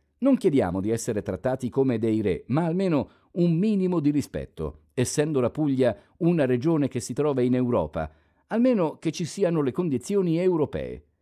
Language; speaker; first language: Italian; non-native, fluent; Albanian